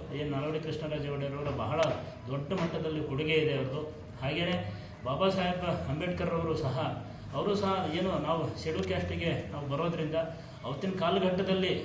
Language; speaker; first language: Kannada; non-native, local second language; Lambadi